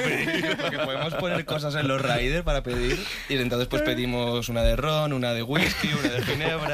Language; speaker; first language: Spanish; native; Spanish